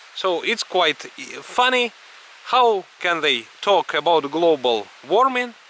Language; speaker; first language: English; non-native, fluent; Russian